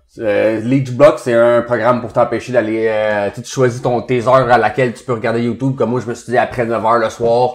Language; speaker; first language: French; native; French